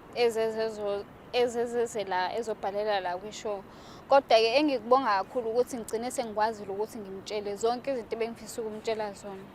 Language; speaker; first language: Zulu; native; Zulu